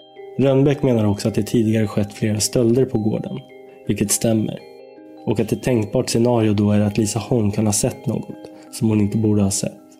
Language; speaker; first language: Swedish; native; Swedish